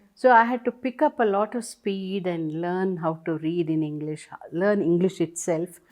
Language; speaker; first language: English; non-native, local second language; Tamil